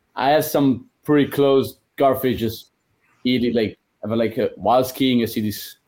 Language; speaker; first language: English; non-native, fluent; Italian